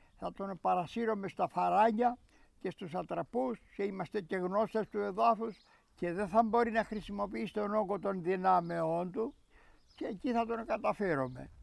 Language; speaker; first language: Greek; native; Greek